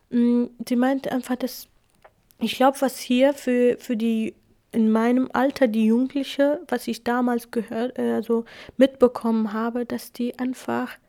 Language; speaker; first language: German; non-native, fluent; Kurdish